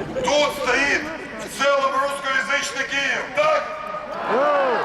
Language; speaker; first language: Russian; non-native, local second language; Ukrainian